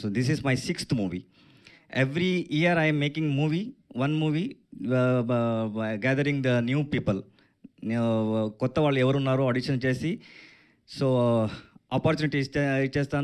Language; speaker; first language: Telugu; non-native, learner; Kannada